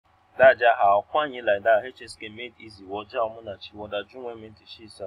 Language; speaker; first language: Chinese; non-native, fluent; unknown